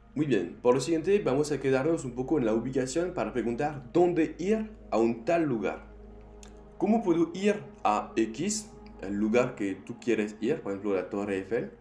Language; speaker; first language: Spanish; non-native, fluent; French